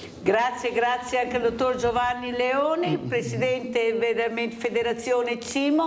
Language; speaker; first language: Italian; native; Italian